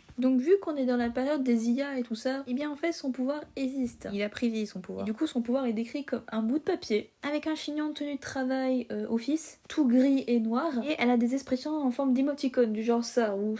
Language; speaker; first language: French; native; French